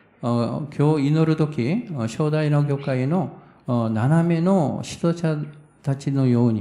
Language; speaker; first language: Japanese; non-native, fluent; Korean